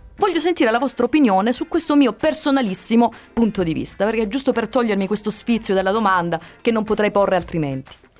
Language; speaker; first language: Italian; native; Italian